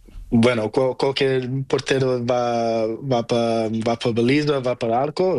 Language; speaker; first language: Spanish; non-native, learner; Portuguese